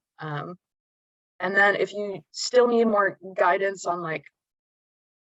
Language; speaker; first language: English; native; English